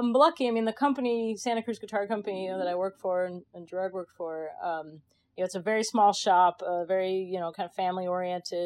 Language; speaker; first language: English; native; English